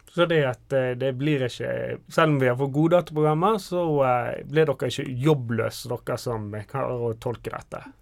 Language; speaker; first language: Norwegian; native; Norwegian